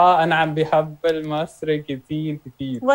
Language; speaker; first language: Arabic; non-native, learner; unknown